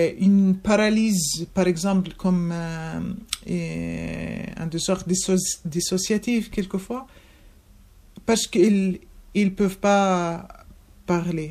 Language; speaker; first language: French; non-native, fluent; Arabic